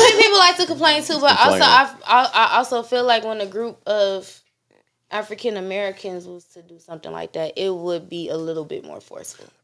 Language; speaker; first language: English; native; English